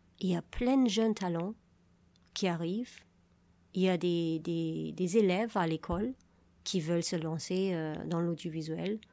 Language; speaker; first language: French; non-native, fluent; German